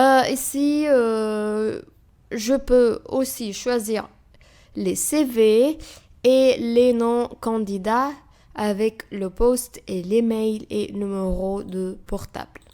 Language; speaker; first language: French; non-native, fluent; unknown